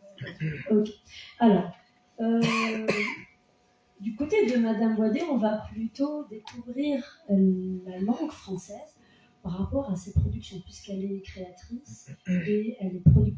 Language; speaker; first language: French; non-native, local second language; Arabic